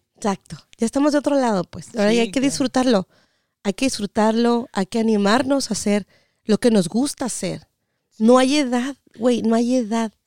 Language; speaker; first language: Spanish; native; Spanish